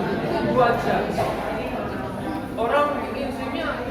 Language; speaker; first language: Indonesian; non-native, learner; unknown